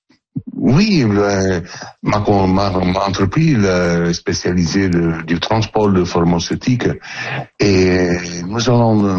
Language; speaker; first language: French; non-native, fluent; Italian